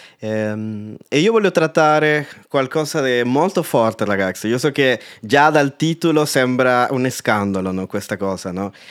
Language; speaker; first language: Italian; native; Italian